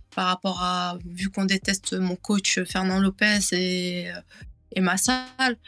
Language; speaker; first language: French; native; French